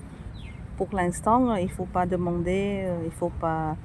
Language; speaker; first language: French; non-native, fluent; Thai